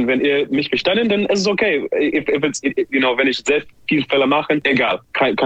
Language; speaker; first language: German; non-native, learner; English